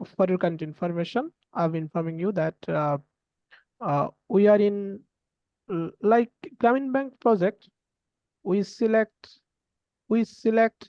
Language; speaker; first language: English; non-native, learner; Bangla